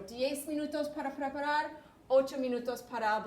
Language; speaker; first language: Spanish; non-native, fluent; English